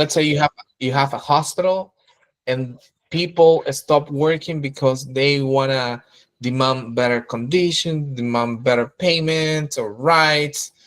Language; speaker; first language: English; non-native, fluent; Spanish